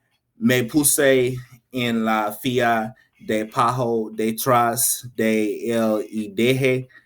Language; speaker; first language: Spanish; non-native, learner; English